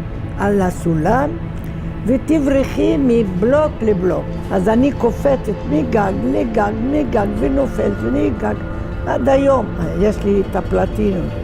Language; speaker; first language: Hebrew; non-native, fluent; Arabic